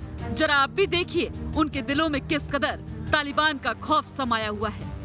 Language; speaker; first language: Hindi; native; Hindi